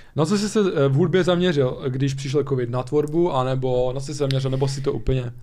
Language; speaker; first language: Czech; early bilingual, other home language; Slovak